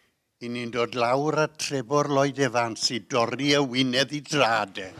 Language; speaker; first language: Welsh; native; Welsh